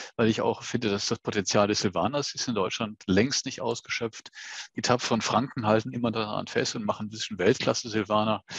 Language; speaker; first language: German; native; German